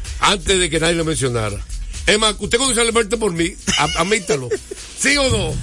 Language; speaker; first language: Spanish; native; Spanish